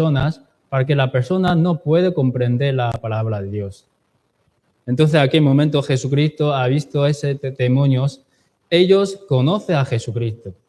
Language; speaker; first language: Spanish; non-native, fluent; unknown